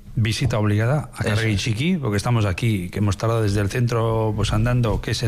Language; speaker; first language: Spanish; native; Spanish